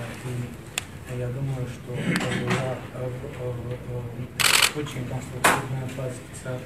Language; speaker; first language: Russian; non-native, fluent; Armenian